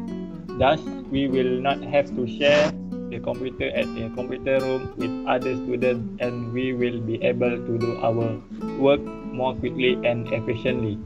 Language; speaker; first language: English; non-native, learner; Malay